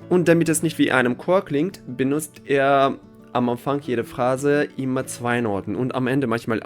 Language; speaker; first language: German; non-native, fluent; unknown